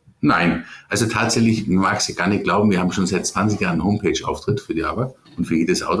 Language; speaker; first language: German; native; German